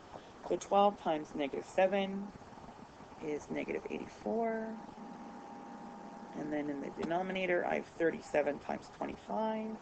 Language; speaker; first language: English; native; English